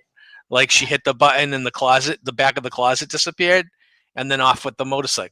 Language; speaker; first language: English; native; English